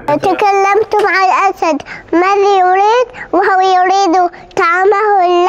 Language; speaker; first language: Arabic; early bilingual, heritage; Arabic